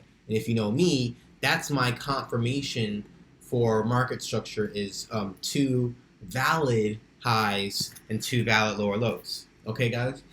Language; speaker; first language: English; native; English